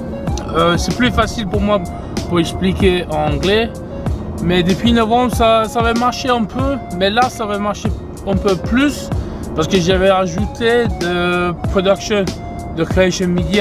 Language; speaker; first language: French; non-native, fluent; English